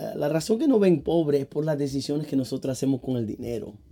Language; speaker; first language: Spanish; early bilingual, heritage; Spanish